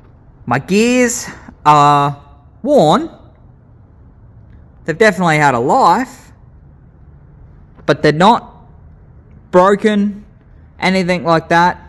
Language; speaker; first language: English; native; English